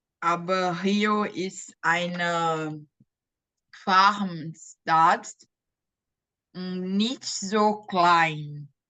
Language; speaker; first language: German; non-native, learner; Portuguese